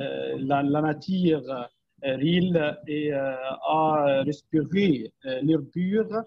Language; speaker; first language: French; non-native, fluent; Arabic